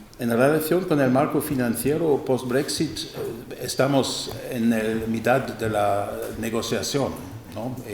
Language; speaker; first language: Spanish; non-native, fluent; German